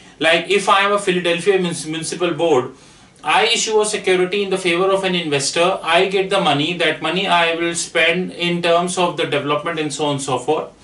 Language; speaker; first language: English; non-native, local second language; Hindi